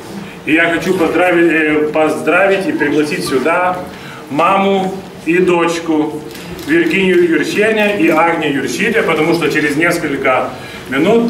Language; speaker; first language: Russian; non-native, fluent; Lithuanian